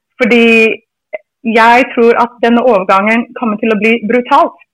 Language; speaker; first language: Norwegian; non-native, fluent; English